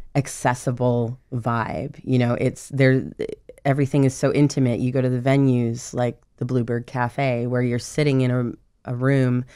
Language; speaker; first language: English; native; English